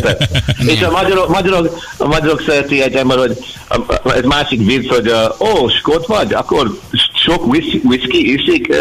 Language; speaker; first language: Hungarian; non-native, learner; English